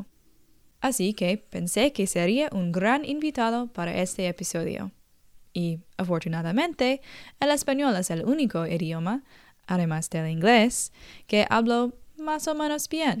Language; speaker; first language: Spanish; non-native, learner; English